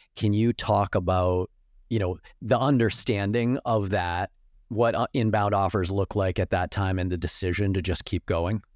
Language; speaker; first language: English; native; English